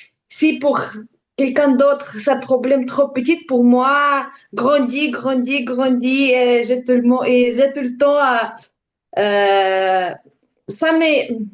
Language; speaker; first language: French; non-native, learner; Ukrainian